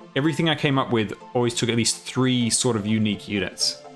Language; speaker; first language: English; native; English